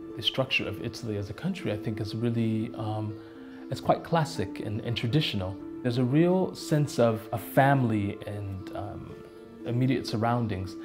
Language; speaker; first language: English; native; English